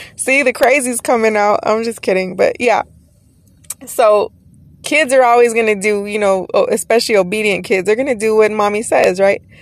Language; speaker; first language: English; native; English